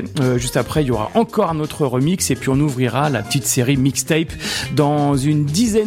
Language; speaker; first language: French; native; French